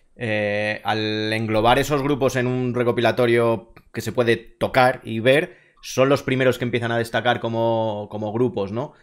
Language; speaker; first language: Spanish; native; Spanish